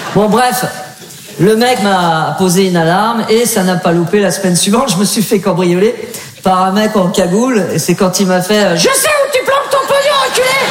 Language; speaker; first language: French; native; French